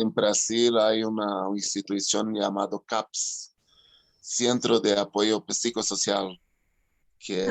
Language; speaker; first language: Spanish; non-native, fluent; Portuguese